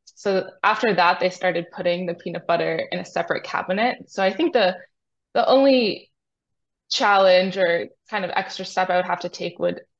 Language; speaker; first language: English; native; English